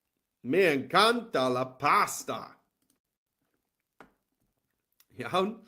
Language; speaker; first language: Spanish; non-native, learner; Welsh